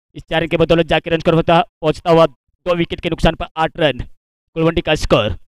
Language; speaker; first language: Hindi; non-native, local second language; Marathi